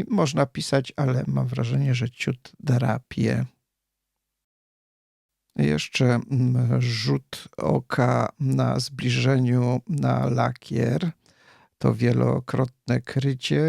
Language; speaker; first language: Polish; native; Polish